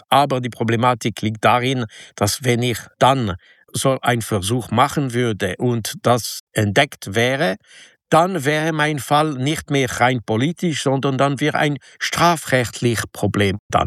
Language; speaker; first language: German; non-native, local second language; French